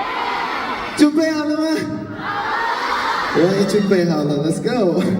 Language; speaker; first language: Chinese; non-native, learner; Thai